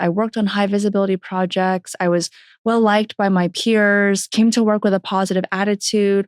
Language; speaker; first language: English; native; English